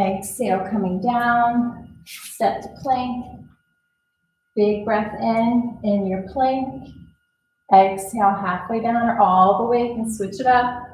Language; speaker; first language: English; native; English